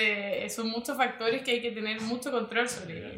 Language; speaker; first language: Spanish; native; Spanish